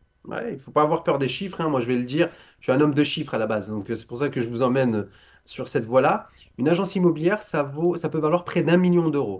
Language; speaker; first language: French; native; French